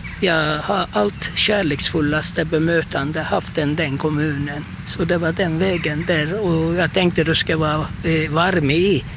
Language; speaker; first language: Swedish; non-native, fluent; Turkish